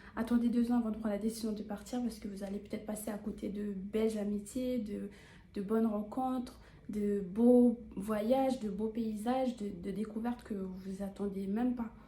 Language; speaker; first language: French; native; French